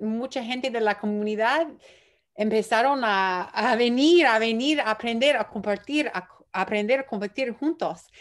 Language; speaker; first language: Spanish; early bilingual, heritage; Spanish